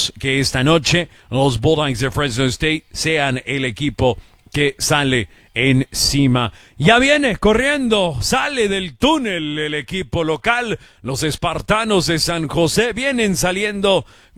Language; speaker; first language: Spanish; early bilingual, heritage; Spanish